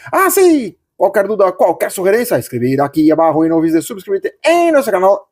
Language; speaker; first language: Spanish; non-native, local second language; Portuguese